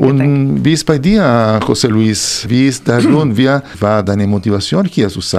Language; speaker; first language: German; non-native, fluent; Spanish